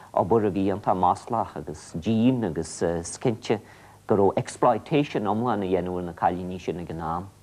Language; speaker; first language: Irish; native; Irish